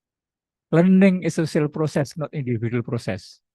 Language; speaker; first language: English; non-native, learner; Indonesian